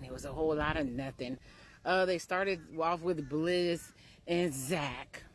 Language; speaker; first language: English; native; English